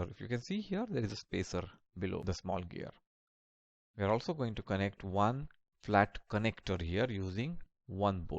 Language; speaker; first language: English; non-native, local second language; Marathi